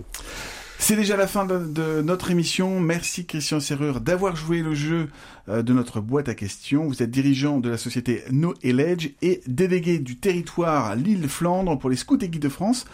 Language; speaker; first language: French; native; French